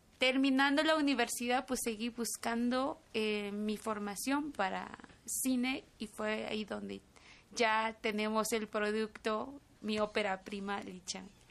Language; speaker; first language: Spanish; non-native, local second language; Tzotzil